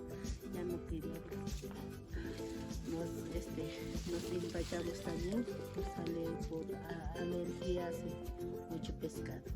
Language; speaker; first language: Spanish; non-native, local second language; Aymara